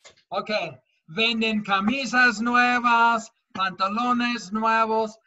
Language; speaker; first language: Spanish; non-native, fluent; English